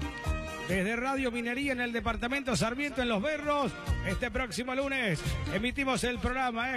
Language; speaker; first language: Spanish; native; Spanish